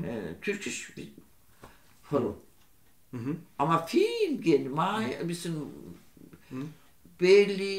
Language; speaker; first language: German; non-native, learner; Turkish